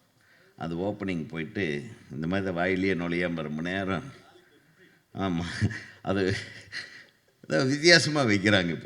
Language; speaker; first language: Tamil; native; Tamil